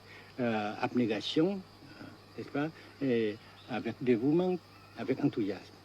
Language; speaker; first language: French; non-native, local second language; Vietnamese